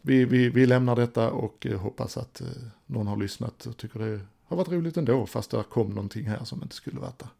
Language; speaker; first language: Swedish; native; Swedish